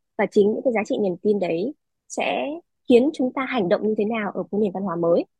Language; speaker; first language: Vietnamese; native; Vietnamese